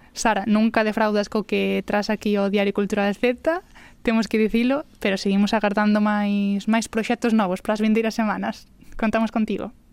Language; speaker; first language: Galician; native; Galician